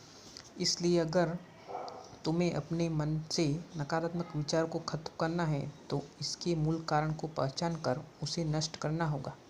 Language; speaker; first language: Hindi; native; Hindi